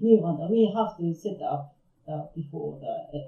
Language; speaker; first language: English; non-native, learner; Japanese